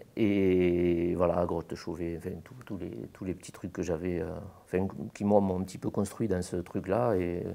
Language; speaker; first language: French; native; French